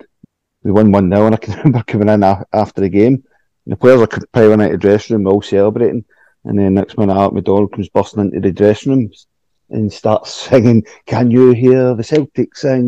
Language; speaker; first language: English; native; English